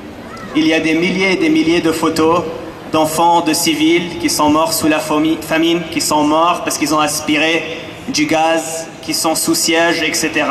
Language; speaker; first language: French; non-native, fluent; Arabic